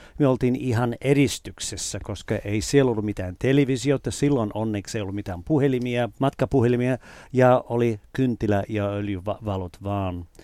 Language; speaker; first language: Finnish; non-native, fluent; English